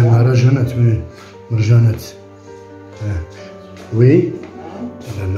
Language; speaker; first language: French; non-native, local second language; Arabic